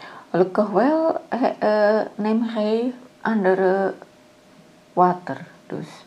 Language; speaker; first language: Dutch; non-native, learner; Indonesian